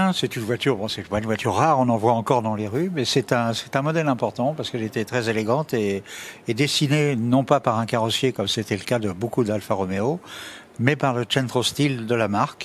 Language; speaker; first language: French; native; French